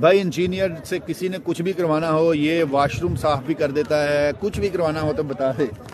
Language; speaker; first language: Urdu; non-native, local second language; Punjabi